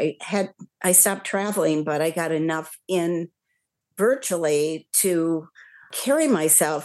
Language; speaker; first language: English; native; English